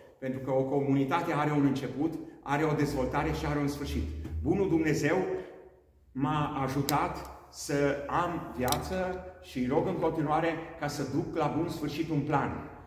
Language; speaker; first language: Romanian; non-native, local second language; Hungarian